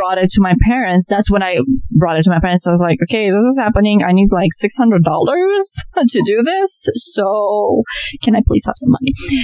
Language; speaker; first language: English; non-native, fluent; Romanian